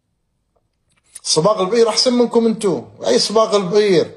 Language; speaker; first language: Arabic; native; Arabic